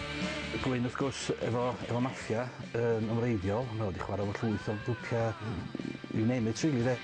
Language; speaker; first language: Welsh; native; Welsh